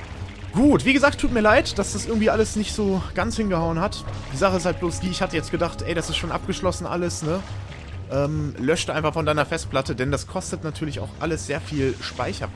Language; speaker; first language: German; native; German